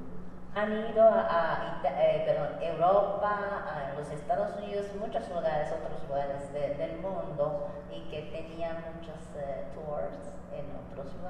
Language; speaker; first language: Spanish; non-native, fluent; Japanese